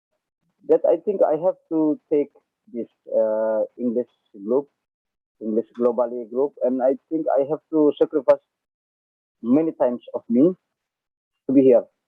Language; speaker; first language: English; non-native, learner; Indonesian